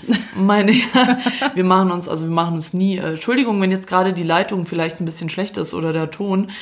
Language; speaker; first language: German; non-native, fluent; Croatian